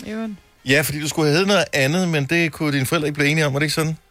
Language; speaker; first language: Danish; native; Danish